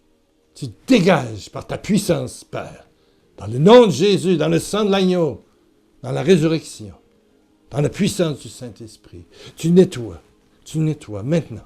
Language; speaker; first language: French; native; French